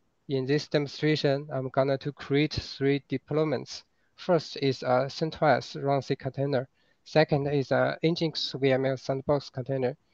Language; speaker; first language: English; non-native, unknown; Chinese